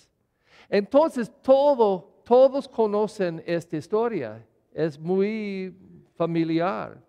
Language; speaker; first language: Spanish; non-native, learner; English